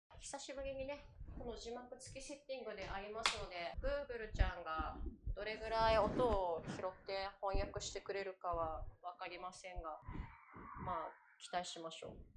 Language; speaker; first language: Japanese; native; Japanese